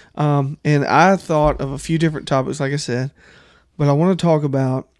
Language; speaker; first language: English; native; English